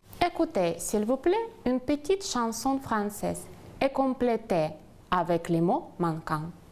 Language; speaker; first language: French; non-native, fluent; Ukrainian